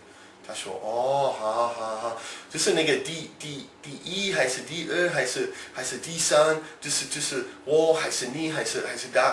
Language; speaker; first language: Chinese; non-native, fluent; English